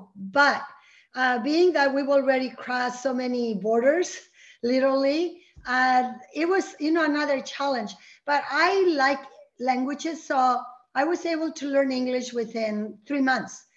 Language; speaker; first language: English; early bilingual, other home language; Spanish